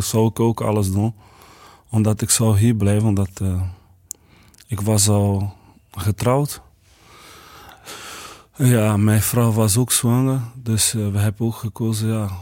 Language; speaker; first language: Dutch; non-native, learner; Portuguese